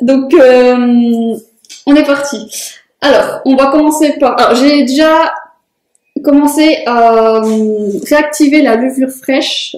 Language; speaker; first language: French; native; French